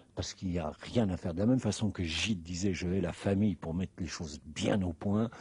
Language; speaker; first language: French; non-native, fluent; Spanish